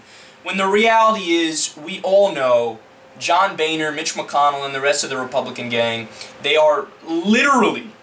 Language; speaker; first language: English; native; English